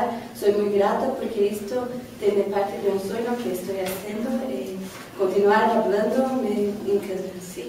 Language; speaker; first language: Spanish; non-native, learner; Portuguese